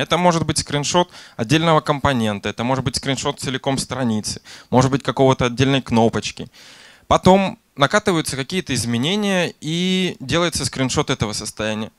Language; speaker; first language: Russian; native; Russian